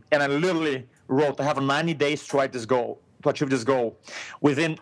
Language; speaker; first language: English; non-native, fluent; Portuguese